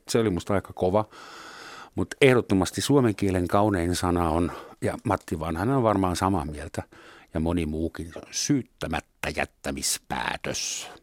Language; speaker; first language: Finnish; non-native, fluent; German